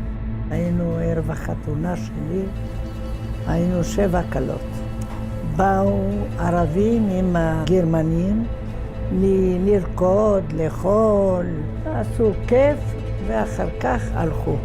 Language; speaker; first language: Hebrew; non-native, fluent; Arabic